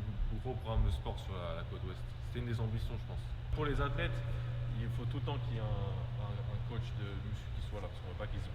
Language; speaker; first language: French; native; French